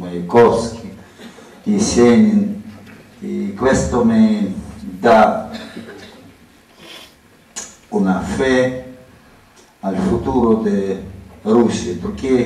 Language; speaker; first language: Italian; non-native, learner; Russian